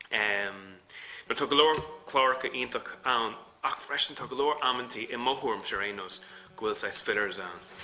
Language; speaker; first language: Irish; non-native, local second language; English